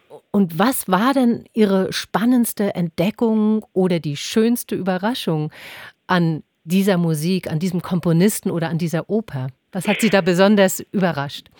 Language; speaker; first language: German; native; German